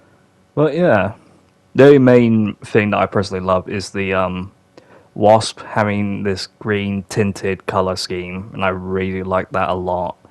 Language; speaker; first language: English; native; English